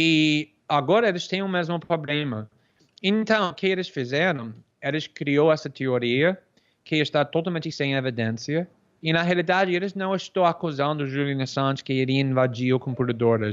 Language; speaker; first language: Portuguese; non-native, fluent; English